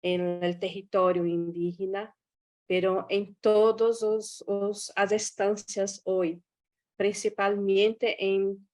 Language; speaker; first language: Spanish; non-native, learner; Portuguese